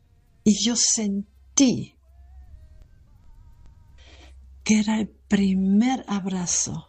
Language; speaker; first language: Spanish; non-native, fluent; German